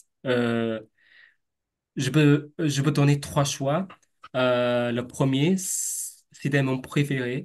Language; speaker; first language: French; non-native, fluent; Chinese